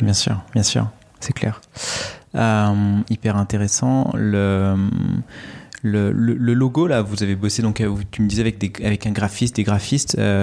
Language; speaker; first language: French; native; French